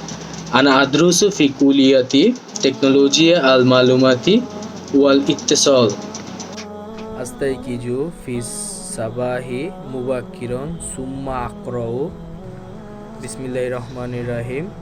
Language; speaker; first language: Arabic; non-native, learner; Malay